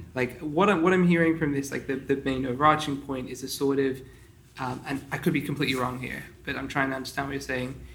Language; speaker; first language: English; native; English